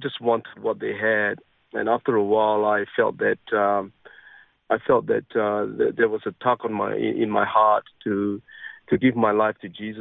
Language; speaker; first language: English; non-native, local second language; Min Nan Chinese